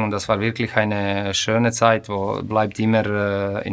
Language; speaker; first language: German; non-native, fluent; Croatian